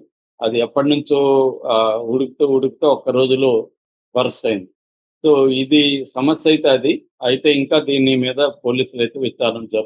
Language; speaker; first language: Telugu; native; Telugu